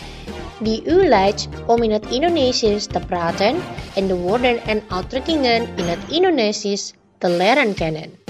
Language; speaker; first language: Dutch; non-native, learner; Indonesian